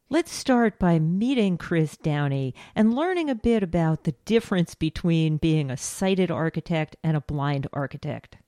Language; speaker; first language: English; native; English